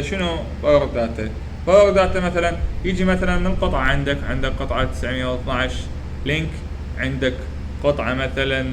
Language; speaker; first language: Arabic; native; Arabic